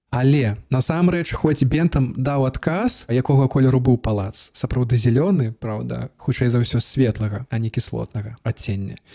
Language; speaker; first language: Belarusian; native; Belarusian